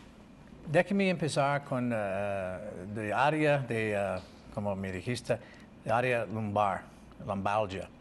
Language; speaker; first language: Spanish; non-native, learner; English